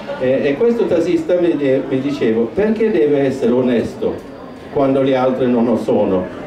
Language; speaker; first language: Italian; non-native, fluent; Swedish